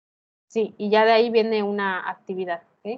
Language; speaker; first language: Spanish; native; Spanish